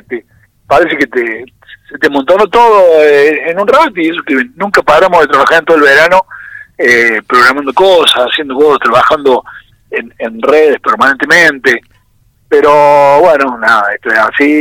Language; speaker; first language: Spanish; native; Spanish